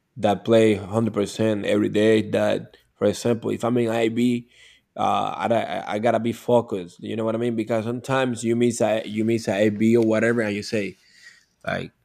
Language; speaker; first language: English; non-native, learner; Spanish